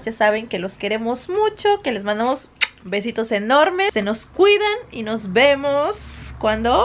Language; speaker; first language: Spanish; native; Spanish